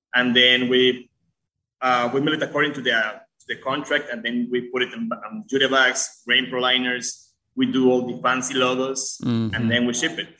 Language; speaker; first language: English; early bilingual, other home language; Spanish